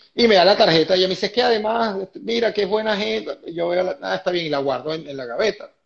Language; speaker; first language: Spanish; native; Spanish